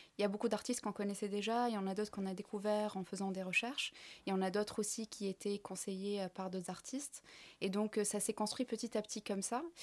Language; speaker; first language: French; non-native, local second language; Arabic